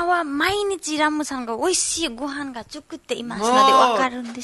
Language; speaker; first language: Japanese; non-native, learner; Nepali